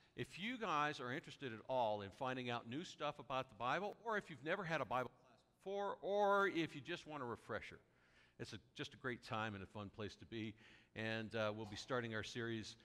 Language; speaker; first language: English; native; English